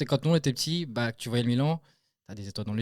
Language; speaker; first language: French; native; French